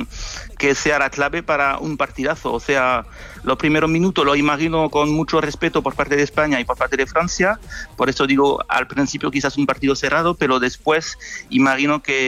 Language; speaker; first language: Spanish; non-native, fluent; French